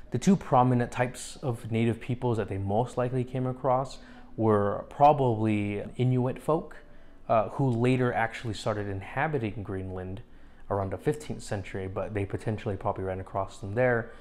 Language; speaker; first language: English; native; English